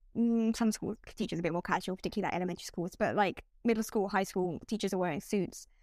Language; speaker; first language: English; native; English